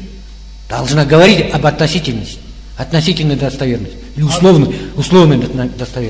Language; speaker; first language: Russian; native; Russian